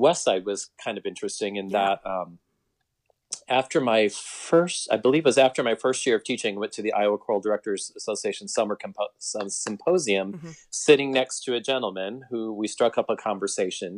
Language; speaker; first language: English; native; English